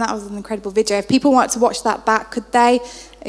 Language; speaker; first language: English; non-native, fluent; Arabic